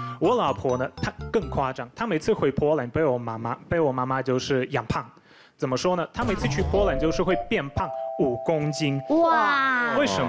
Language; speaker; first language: Chinese; non-native, fluent; Polish